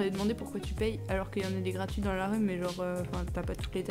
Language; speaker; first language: French; native; French